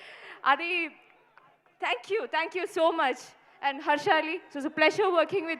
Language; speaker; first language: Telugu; non-native, fluent; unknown